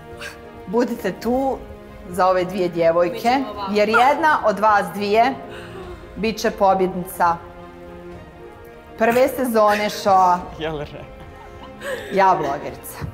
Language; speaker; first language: Croatian; native; Croatian